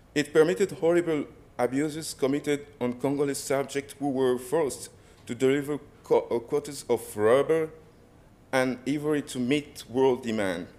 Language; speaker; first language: English; non-native, fluent; French